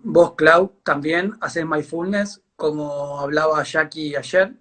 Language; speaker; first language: Spanish; native; Spanish